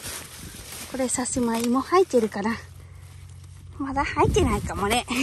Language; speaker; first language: Japanese; non-native, learner; Lao